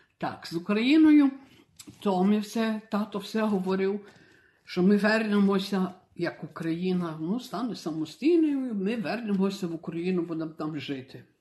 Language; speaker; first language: Ukrainian; early bilingual, heritage; Ukrainian